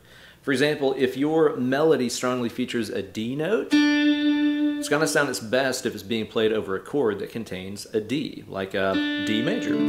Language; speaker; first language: English; native; English